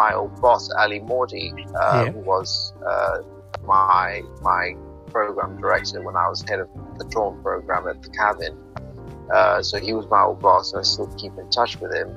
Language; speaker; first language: English; native; English